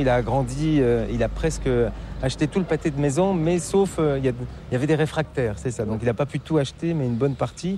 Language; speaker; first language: French; native; French